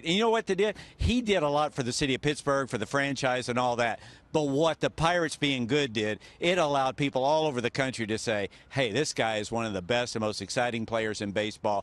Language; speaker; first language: English; native; English